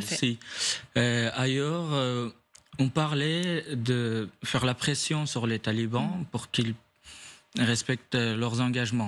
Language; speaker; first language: French; non-native, fluent; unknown